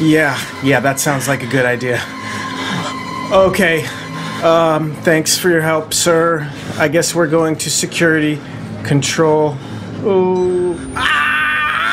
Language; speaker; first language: English; native; English